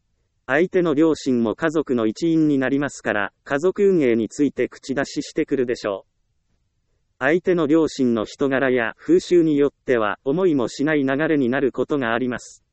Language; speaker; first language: Japanese; native; Japanese